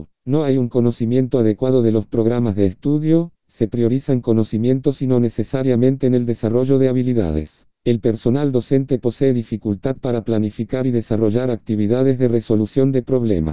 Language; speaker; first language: Spanish; native; Spanish